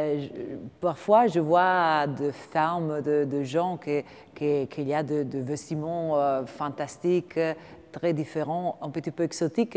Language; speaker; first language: French; non-native, learner; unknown